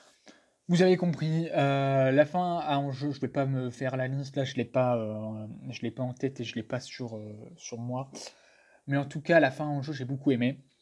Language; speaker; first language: French; native; French